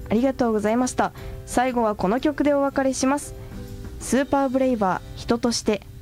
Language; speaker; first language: Japanese; native; Japanese